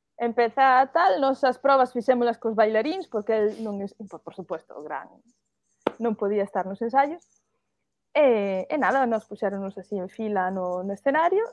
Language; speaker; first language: Galician; early bilingual, heritage; Galician